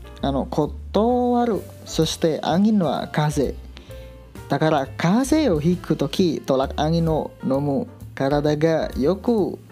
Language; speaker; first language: Japanese; non-native, learner; Indonesian